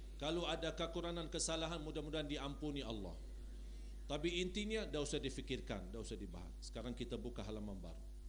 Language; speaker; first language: Indonesian; non-native, fluent; Arabic